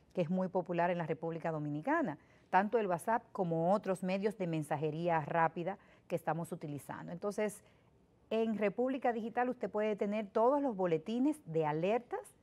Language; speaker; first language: Spanish; native; Spanish